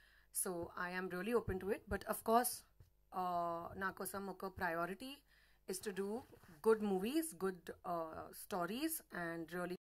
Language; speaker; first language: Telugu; non-native, learner; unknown